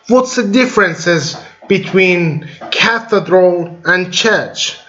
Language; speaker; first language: English; non-native, fluent; Persian